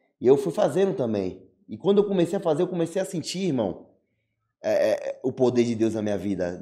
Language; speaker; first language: Portuguese; native; Portuguese